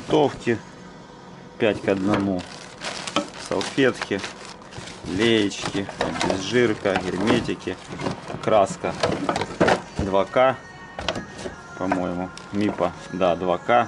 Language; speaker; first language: Russian; native; Russian